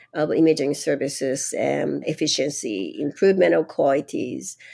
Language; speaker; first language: English; non-native, fluent; Japanese